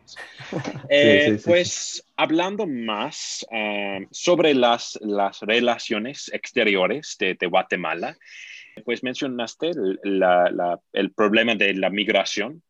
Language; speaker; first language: Spanish; non-native, fluent; English